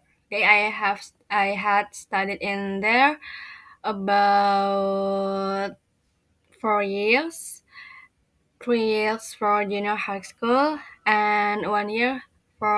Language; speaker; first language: English; non-native, learner; Indonesian